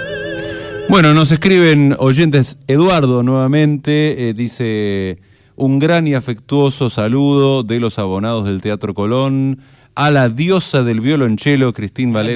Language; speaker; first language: Spanish; native; Spanish